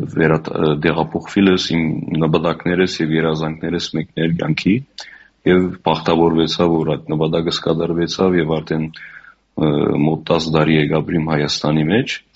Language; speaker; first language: Armenian; native; Armenian